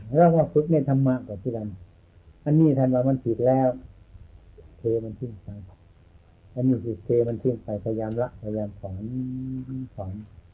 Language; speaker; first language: Thai; native; Thai